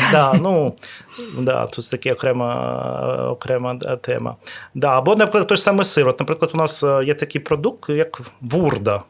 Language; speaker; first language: Ukrainian; non-native, local second language; Russian